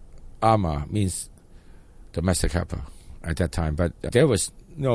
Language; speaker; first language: English; non-native, local second language; Cantonese